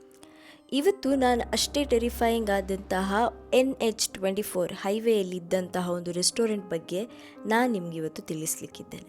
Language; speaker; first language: Kannada; native; Kannada